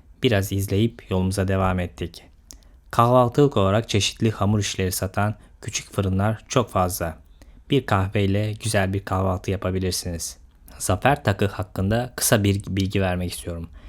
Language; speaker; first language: Turkish; early bilingual, heritage; Turkish